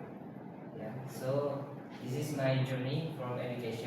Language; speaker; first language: English; non-native, learner; Indonesian